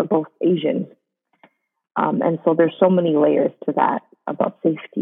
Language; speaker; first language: English; native; English